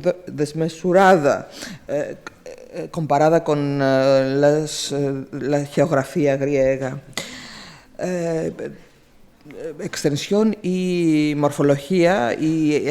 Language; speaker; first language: Spanish; non-native, fluent; Greek